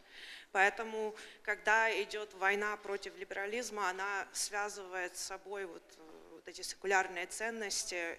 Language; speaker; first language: Russian; early bilingual, heritage; Russian